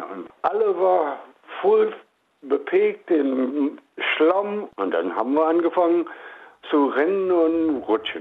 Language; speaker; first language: German; non-native, fluent; English